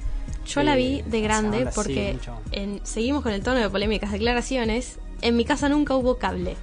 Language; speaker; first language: Spanish; native; Spanish